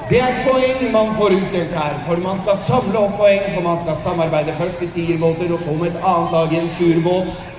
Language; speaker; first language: Norwegian; native; Norwegian